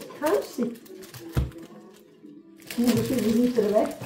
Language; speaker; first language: German; native; German